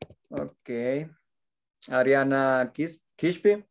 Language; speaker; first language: English; non-native, learner; Spanish